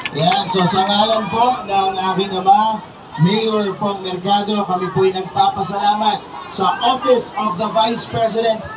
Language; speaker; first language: Filipino; native; Filipino